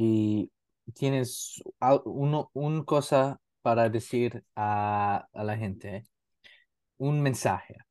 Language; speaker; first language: Spanish; non-native, learner; English